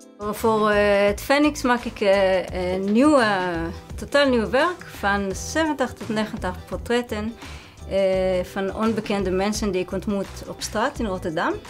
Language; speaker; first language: Dutch; non-native, fluent; Hebrew